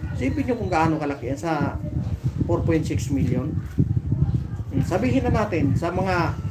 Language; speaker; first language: Filipino; native; Filipino